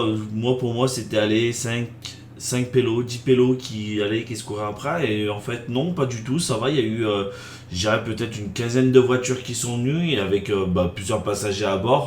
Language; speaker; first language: French; native; French